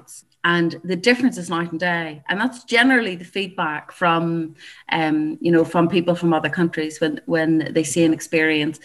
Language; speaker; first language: English; native; English